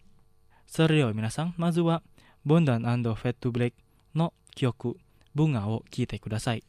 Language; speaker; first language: Japanese; non-native, learner; Indonesian